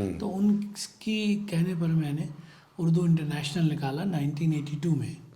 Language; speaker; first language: Urdu; native; Urdu